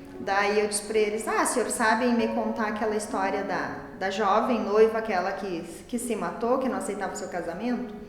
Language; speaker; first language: Portuguese; native; Portuguese